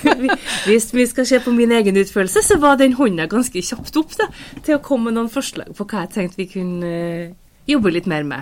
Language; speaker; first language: Norwegian; native; Norwegian